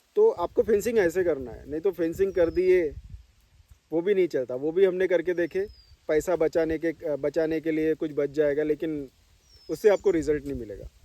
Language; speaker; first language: Hindi; non-native, local second language; Marathi